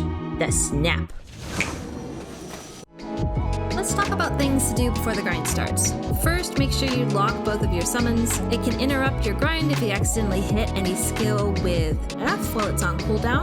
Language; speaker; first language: English; native; English